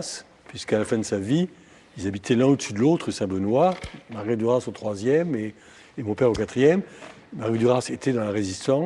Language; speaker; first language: French; native; French